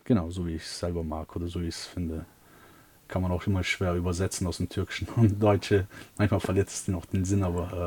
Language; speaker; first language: German; early bilingual, other home language; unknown